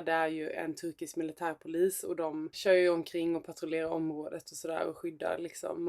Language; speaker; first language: Swedish; native; Swedish